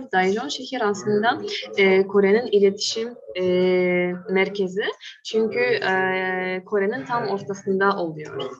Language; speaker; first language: Turkish; non-native, fluent; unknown